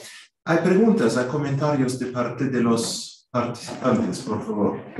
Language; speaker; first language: Spanish; non-native, fluent; German